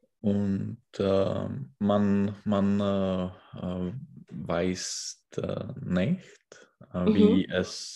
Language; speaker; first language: German; non-native, learner; Czech